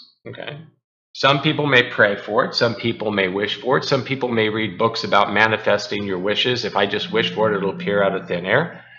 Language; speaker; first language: English; native; English